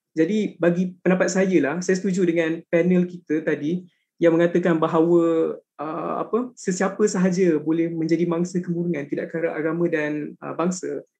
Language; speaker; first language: Malay; native; Malay